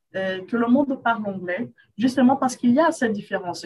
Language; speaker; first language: French; non-native, fluent; Portuguese